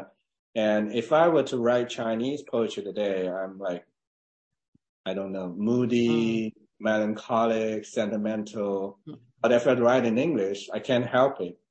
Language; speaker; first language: English; non-native, fluent; Chinese